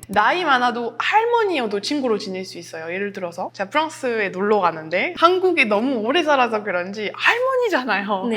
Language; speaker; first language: Korean; non-native, fluent; French